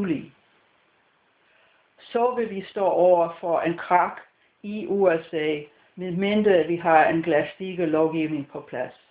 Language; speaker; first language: Danish; non-native, fluent; English